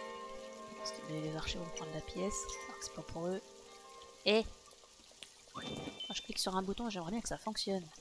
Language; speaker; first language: French; native; French